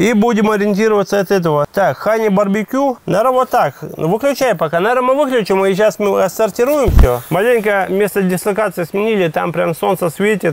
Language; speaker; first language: Russian; native; Russian